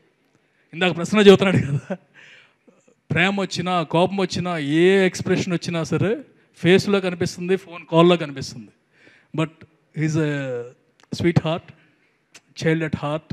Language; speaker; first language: Telugu; native; Telugu